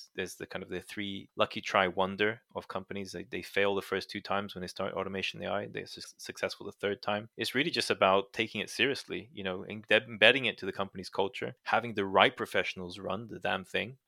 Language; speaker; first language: English; non-native, fluent; Portuguese